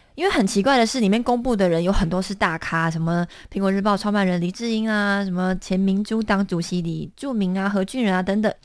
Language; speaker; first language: Chinese; native; Chinese